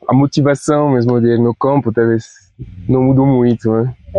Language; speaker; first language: Portuguese; non-native, fluent; Spanish